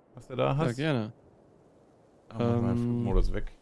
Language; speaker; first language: German; native; German